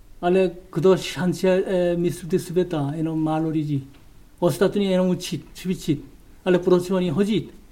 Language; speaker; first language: Czech; non-native, learner; Korean